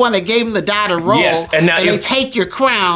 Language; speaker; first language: English; native; English